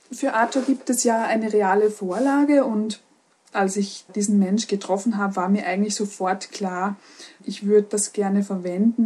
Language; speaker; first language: German; native; German